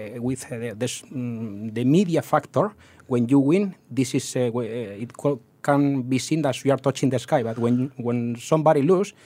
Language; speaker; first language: English; non-native, fluent; Spanish